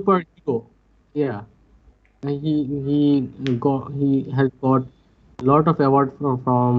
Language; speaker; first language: English; non-native, learner; Bangla